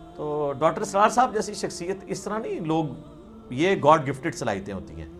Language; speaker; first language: Urdu; non-native, local second language; Punjabi